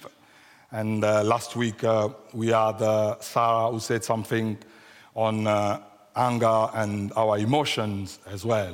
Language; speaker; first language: English; non-native, fluent; French